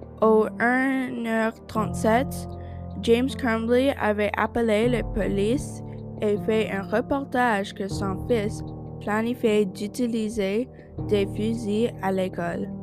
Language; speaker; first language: French; non-native, learner; English